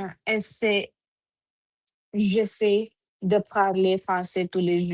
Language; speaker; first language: French; non-native, learner; Punjabi